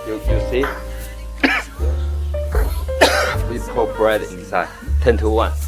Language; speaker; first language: English; non-native, learner; Chinese